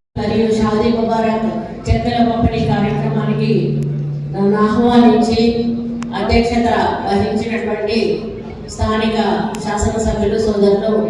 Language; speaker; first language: Telugu; native; Telugu